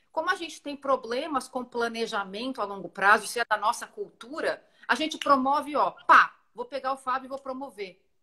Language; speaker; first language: Portuguese; native; Portuguese